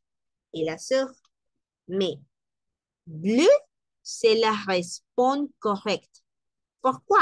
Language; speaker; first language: French; non-native, learner; Spanish